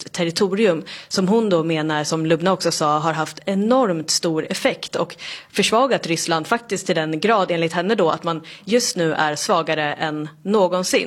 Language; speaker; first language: Swedish; native; Swedish